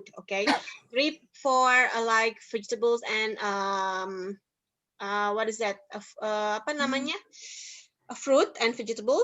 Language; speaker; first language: English; non-native, fluent; Indonesian